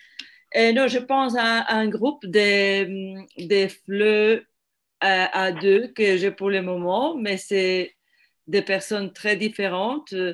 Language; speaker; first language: French; non-native, fluent; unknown